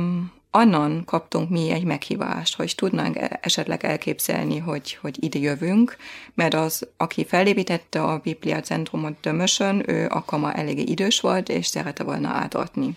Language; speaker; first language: Hungarian; non-native, fluent; German